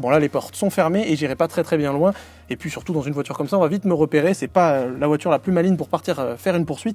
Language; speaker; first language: French; native; French